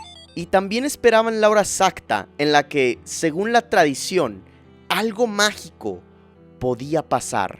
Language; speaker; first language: Spanish; native; Spanish